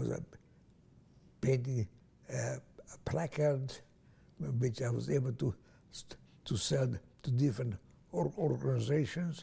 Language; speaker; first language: English; non-native, fluent; Romanian